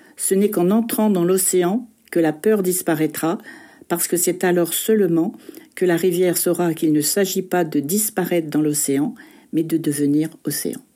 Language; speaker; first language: French; native; French